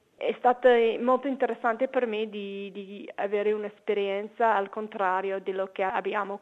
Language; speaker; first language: Italian; non-native, fluent; English